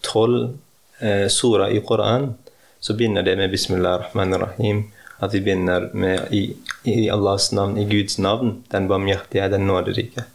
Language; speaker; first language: Norwegian; early bilingual, heritage; Norwegian